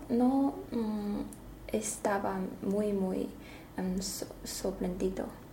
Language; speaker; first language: Spanish; non-native, learner; Chinese